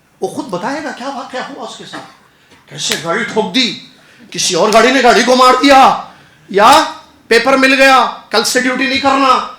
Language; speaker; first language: Urdu; native; Urdu